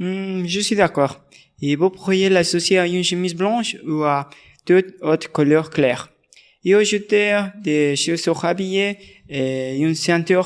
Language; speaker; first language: French; non-native, learner; Spanish